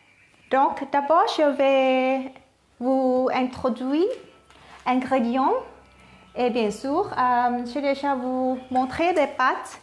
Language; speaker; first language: French; non-native, fluent; Thai